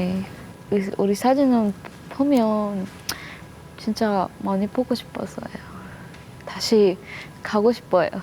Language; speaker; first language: Korean; non-native, learner; Filipino